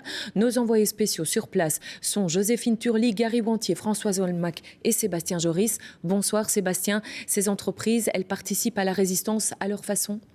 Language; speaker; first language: French; native; French